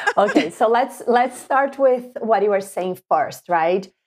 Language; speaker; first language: English; non-native, fluent; Portuguese